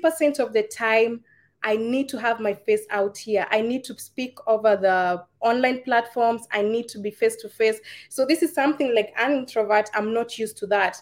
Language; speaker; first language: English; non-native, local second language; Kikuyu